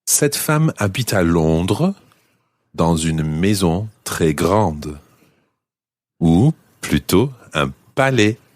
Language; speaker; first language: French; non-native, fluent; English